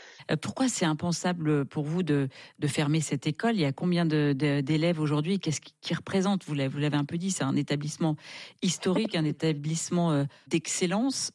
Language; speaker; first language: French; native; French